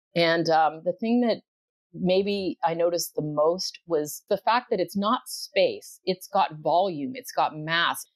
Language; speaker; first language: English; native; English